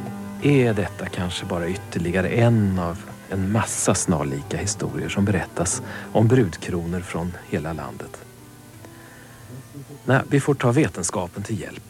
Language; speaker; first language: Swedish; native; Swedish